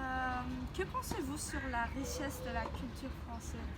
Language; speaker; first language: French; non-native, learner; Turkish